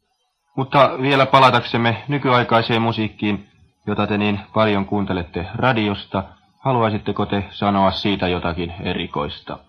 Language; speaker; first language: Finnish; native; Finnish